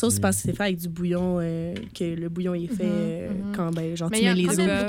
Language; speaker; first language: French; native; French